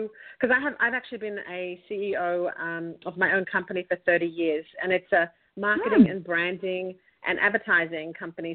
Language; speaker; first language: English; native; English